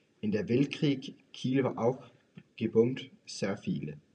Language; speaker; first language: German; non-native, learner; Danish